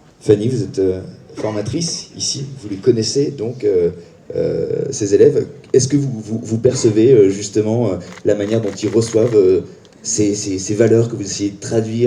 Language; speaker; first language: French; native; French